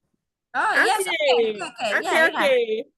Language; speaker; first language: English; non-native, learner; Indonesian